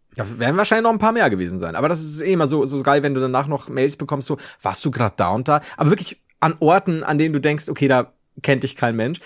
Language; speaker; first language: German; native; German